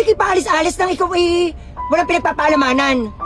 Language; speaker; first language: Filipino; native; Filipino